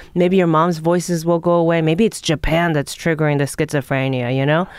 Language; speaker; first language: English; early bilingual, other home language; Japanese